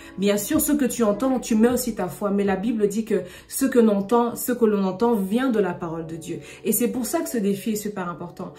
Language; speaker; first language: French; non-native, local second language; Lingala